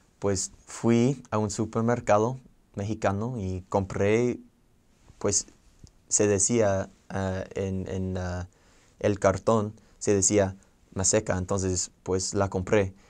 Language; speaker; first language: Spanish; non-native, fluent; English